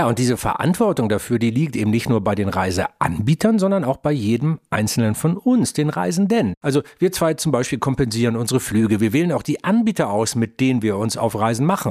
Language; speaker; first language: German; native; German